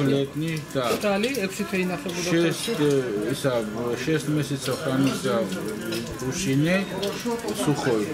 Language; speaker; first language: Russian; non-native, fluent; Georgian